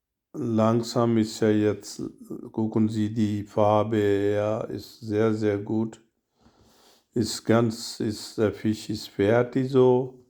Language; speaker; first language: German; non-native, learner; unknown